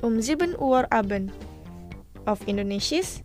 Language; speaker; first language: German; non-native, fluent; Indonesian